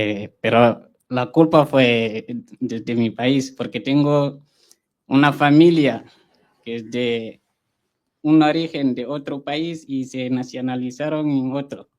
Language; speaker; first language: Spanish; non-native, fluent; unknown